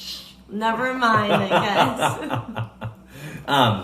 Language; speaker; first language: English; native; English